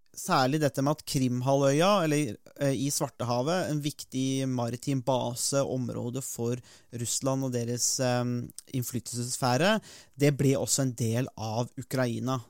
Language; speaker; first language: Norwegian; native; Norwegian